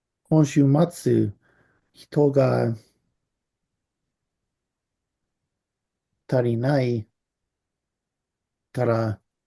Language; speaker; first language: Japanese; non-native, learner; English